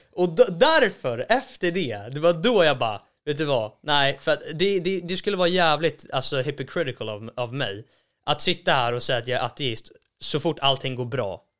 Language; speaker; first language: Swedish; native; Swedish